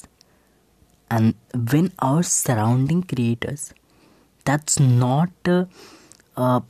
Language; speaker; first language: English; non-native, local second language; Hindi